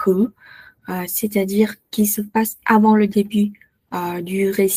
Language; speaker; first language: French; non-native, learner; Vietnamese